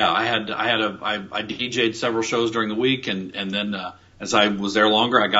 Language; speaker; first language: English; native; English